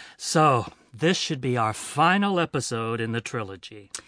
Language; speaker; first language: English; native; English